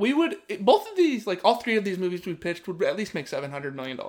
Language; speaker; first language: English; native; English